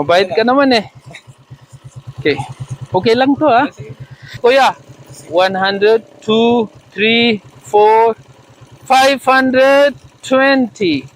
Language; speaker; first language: Filipino; non-native, learner; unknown